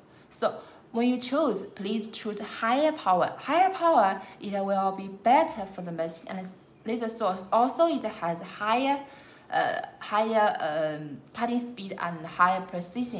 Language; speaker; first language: English; non-native, learner; Chinese